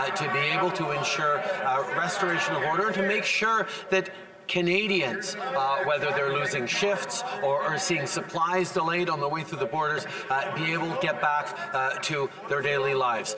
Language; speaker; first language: English; early bilingual, other home language; French